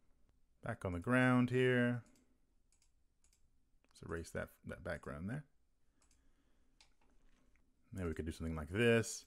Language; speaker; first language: English; native; English